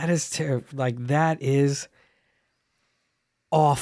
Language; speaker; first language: English; native; English